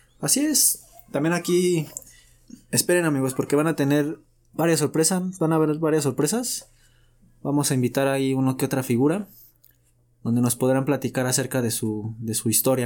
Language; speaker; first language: Spanish; native; Spanish